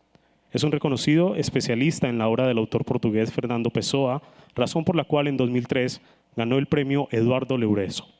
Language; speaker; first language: Spanish; native; Spanish